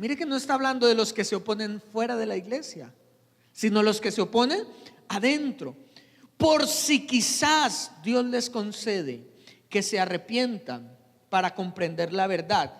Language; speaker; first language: Spanish; native; Spanish